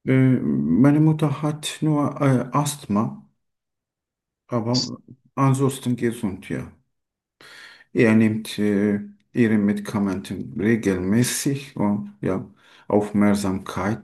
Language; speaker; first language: German; non-native, learner; Turkish